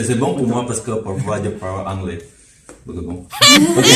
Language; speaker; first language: French; non-native, learner; Indonesian